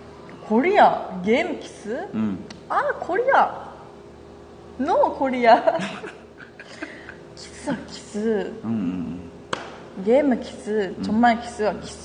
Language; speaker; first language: Korean; non-native, learner; Japanese